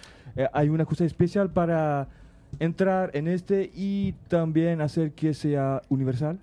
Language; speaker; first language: Spanish; non-native, learner; French